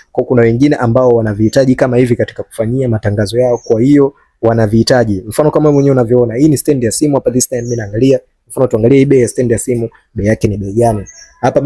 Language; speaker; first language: Swahili; native; Swahili